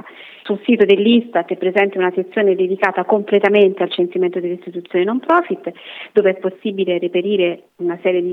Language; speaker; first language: Italian; native; Italian